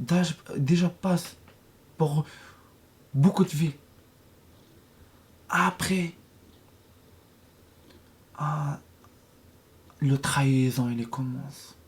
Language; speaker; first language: French; non-native, learner; Arabic